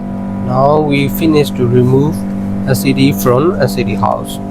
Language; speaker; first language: English; non-native, learner; Thai